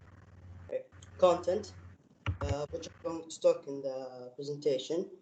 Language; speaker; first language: English; non-native, learner; Arabic